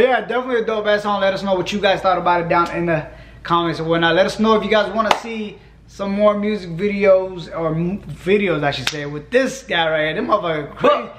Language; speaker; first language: English; native; English